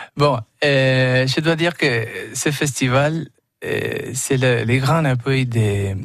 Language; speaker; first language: French; non-native, learner; Spanish